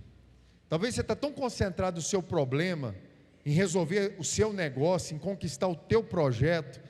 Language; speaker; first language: Portuguese; native; Portuguese